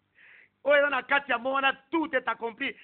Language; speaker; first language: French; non-native, local second language; Lingala